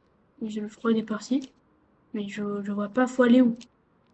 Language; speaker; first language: French; native; French